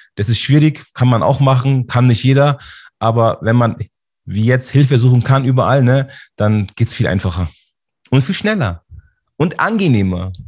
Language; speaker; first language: German; native; German